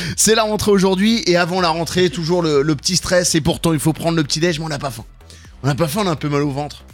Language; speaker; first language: French; native; French